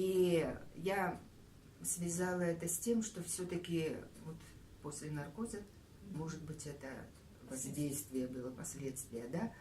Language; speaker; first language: Russian; native; Russian